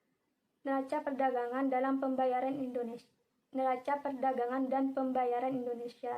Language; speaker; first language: Indonesian; native; Indonesian